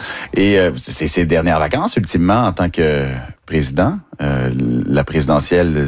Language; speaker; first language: French; native; French